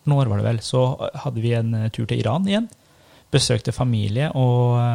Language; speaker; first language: Norwegian; early bilingual, other home language; Persian